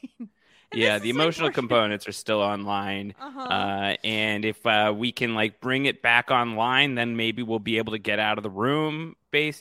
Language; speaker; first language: English; native; English